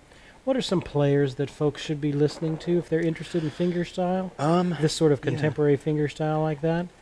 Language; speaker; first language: English; native; English